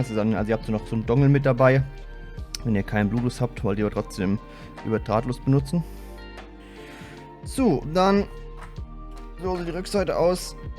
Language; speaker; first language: German; native; German